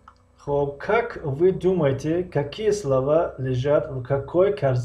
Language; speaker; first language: Russian; non-native, fluent; Tajik